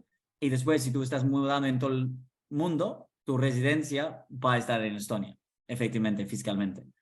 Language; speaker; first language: Spanish; non-native, fluent; English